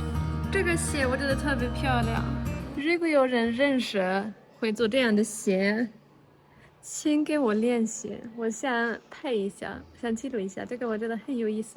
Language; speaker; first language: Chinese; non-native, fluent; Swedish